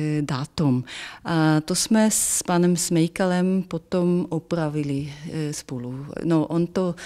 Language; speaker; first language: Czech; non-native, fluent; German